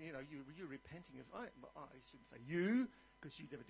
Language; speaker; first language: English; native; English